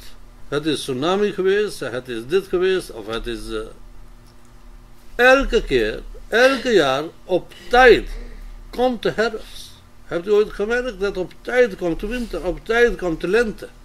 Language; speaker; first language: Dutch; non-native, fluent; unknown